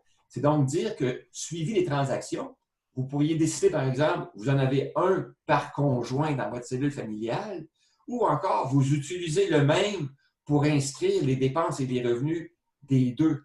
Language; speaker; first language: French; native; French